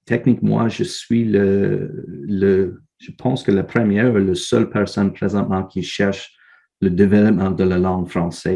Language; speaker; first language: French; non-native, learner; English